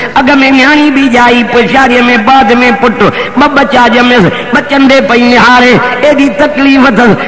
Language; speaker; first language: Sindhi; native; Sindhi